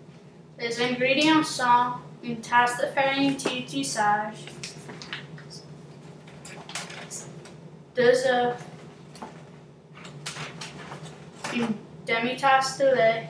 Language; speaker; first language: French; non-native, learner; English